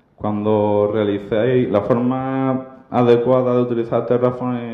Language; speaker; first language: Spanish; native; Spanish